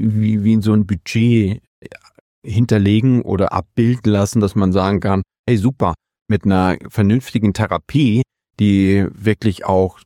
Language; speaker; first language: German; native; German